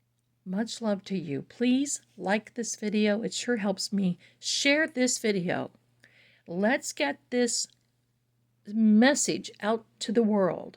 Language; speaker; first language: English; native; English